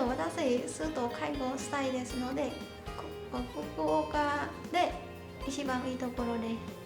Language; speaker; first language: Japanese; non-native, learner; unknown